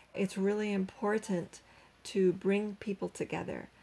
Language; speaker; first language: English; native; English